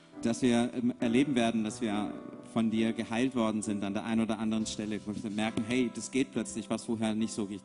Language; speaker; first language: German; native; German